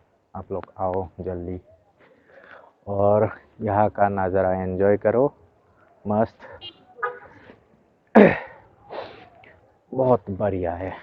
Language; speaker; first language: Hindi; non-native, local second language; Assamese